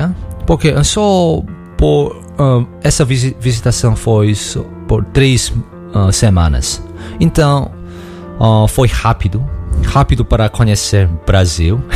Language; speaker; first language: Portuguese; non-native, learner; Korean